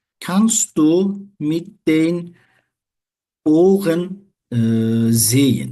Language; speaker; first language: German; non-native, fluent; Turkish